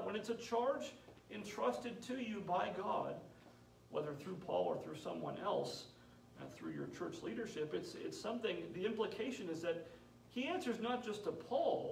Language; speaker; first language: English; native; English